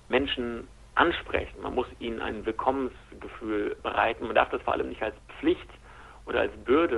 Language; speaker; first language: German; native; German